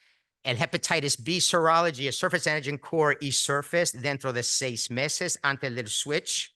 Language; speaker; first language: Spanish; early bilingual, heritage; Spanish